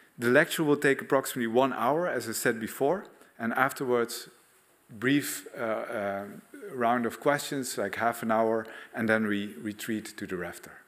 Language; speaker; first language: English; non-native, fluent; Dutch